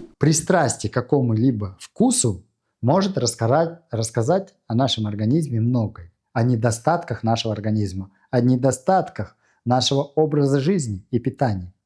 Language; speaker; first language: Russian; non-native, fluent; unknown